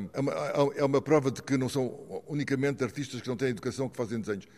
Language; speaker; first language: Portuguese; native; Portuguese